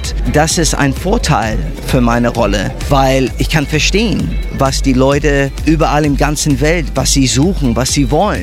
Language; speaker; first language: German; early bilingual, heritage; English